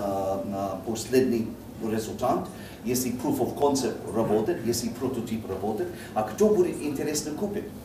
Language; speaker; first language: Russian; non-native, learner; English